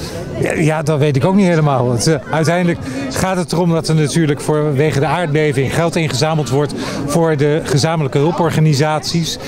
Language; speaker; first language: Dutch; native; Dutch